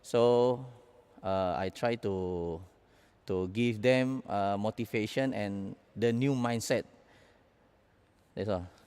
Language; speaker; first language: English; non-native, learner; Indonesian